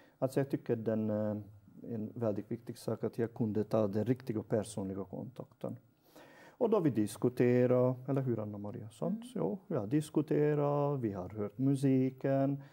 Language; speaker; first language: Swedish; non-native, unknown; Hungarian